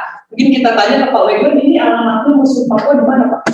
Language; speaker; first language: Indonesian; native; Indonesian